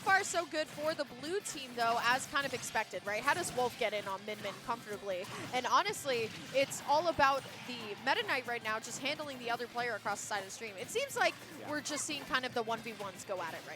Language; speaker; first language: English; native; English